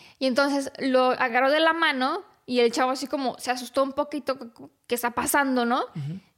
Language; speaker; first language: Spanish; non-native, fluent; Romanian